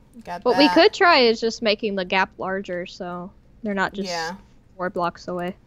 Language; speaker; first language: English; native; English